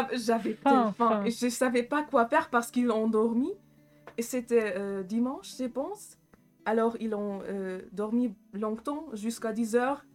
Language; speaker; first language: French; non-native, fluent; German